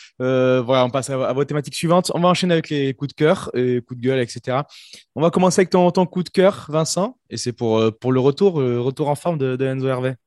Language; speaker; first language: French; native; French